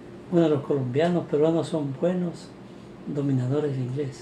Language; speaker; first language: Spanish; native; Spanish